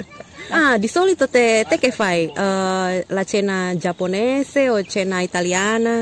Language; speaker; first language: Italian; non-native, learner; Indonesian